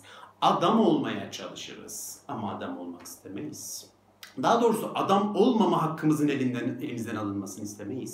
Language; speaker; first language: Turkish; native; Turkish